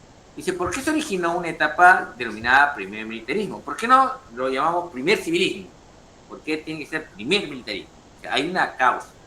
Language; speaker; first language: Spanish; native; Spanish